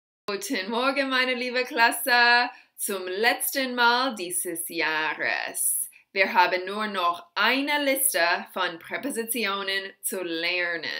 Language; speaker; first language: German; non-native, fluent; English